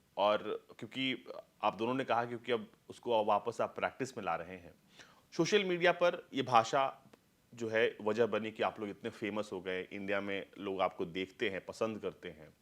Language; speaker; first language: Hindi; native; Hindi